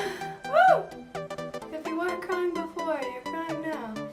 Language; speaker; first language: English; native; English